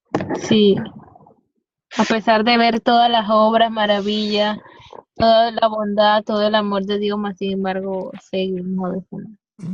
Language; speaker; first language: Spanish; native; Spanish